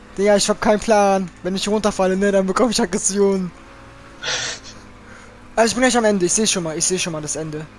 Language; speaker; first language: German; native; German